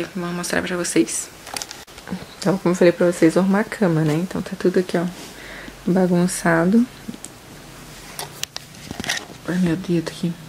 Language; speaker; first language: Portuguese; native; Portuguese